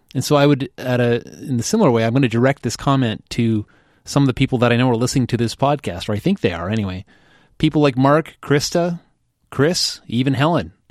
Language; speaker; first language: English; native; English